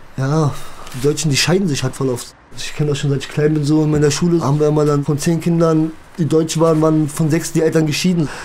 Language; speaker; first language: German; early bilingual, other home language; Kurdish